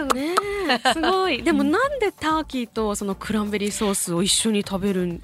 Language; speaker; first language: Japanese; native; Japanese